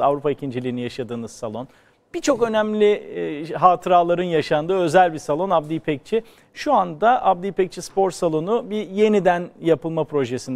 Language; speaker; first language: Turkish; native; Turkish